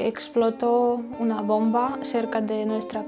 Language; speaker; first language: Spanish; non-native, learner; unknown